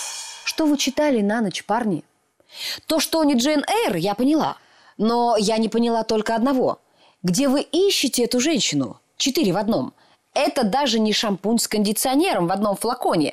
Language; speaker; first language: Russian; native; Russian